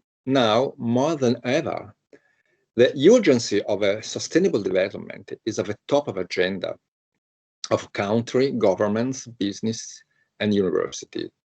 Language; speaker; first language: English; non-native, fluent; Italian